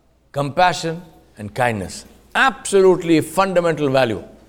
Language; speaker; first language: English; non-native, local second language; Urdu